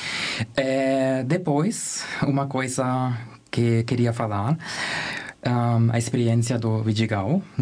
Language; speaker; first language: Portuguese; non-native, learner; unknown